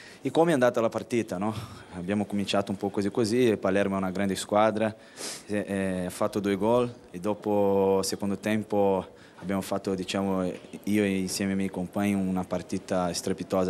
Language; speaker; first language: Italian; non-native, fluent; Portuguese